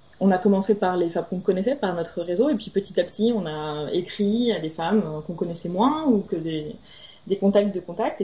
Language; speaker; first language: French; native; French